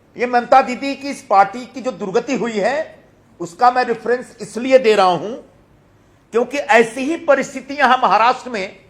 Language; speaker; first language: Hindi; non-native, local second language; Marathi